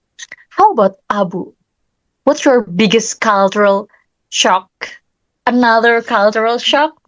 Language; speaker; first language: English; non-native, learner; Indonesian